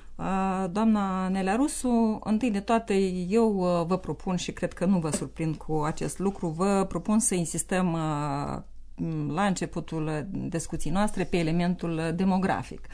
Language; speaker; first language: Romanian; native; Romanian